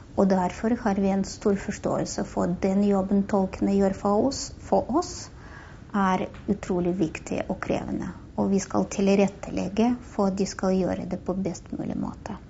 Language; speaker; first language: Norwegian; non-native, fluent; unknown